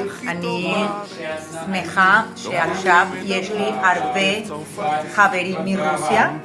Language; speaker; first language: Hebrew; non-native, learner; Spanish